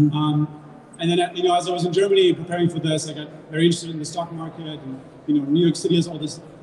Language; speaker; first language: English; non-native, fluent; German